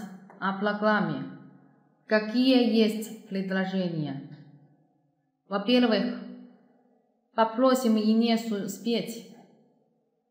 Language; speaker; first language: Russian; non-native, fluent; Chinese